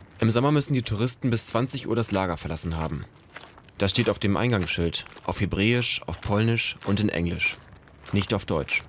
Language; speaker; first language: German; native; German